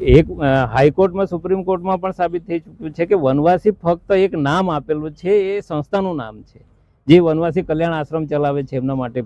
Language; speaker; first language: Gujarati; non-native, local second language; Gamit